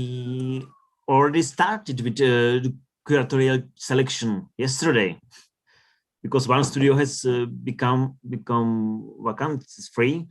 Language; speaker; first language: English; non-native, learner; Czech